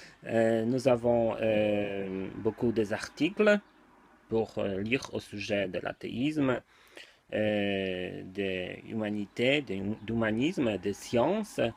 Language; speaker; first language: French; non-native, learner; Polish